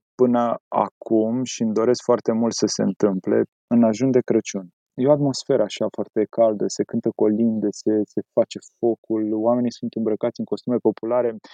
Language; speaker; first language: Romanian; native; Romanian